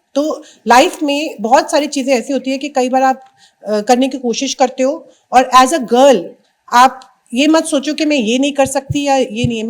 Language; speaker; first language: Hindi; native; Hindi